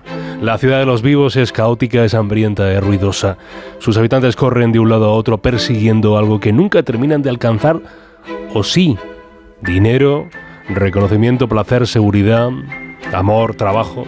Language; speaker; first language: Spanish; native; Spanish